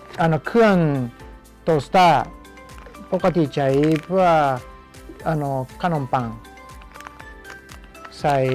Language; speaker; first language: Thai; non-native, fluent; Japanese